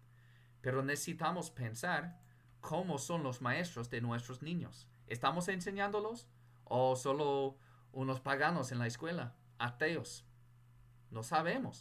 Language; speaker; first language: Spanish; non-native, fluent; English